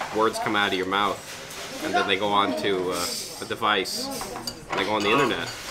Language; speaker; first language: English; non-native, fluent; Japanese